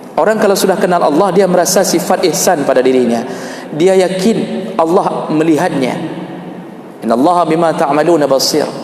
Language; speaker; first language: Malay; non-native, local second language; Achinese